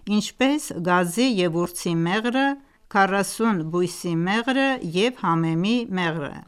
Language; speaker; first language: Armenian; early bilingual, heritage; Armenian